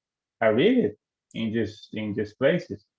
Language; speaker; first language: English; non-native, learner; Portuguese